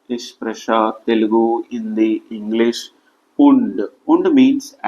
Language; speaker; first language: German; non-native, fluent; Telugu